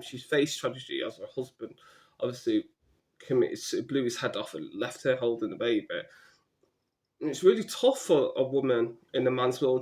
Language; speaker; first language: English; native; English